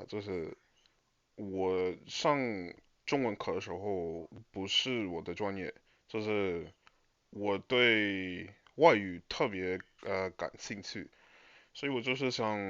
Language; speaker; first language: Chinese; non-native, fluent; English